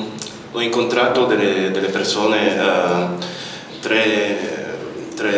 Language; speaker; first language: Italian; non-native, fluent; French